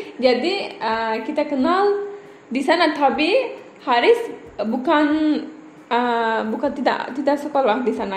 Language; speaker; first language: Indonesian; non-native, learner; Turkish